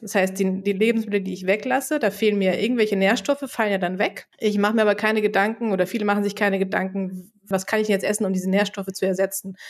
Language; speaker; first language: German; native; German